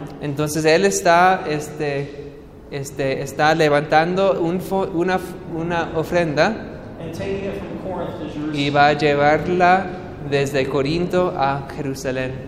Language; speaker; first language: Spanish; non-native, fluent; English